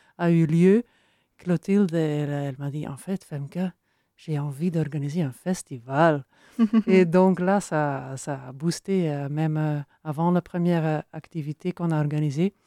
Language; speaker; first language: French; non-native, fluent; Dutch